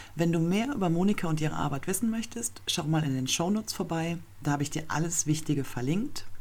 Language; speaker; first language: German; native; German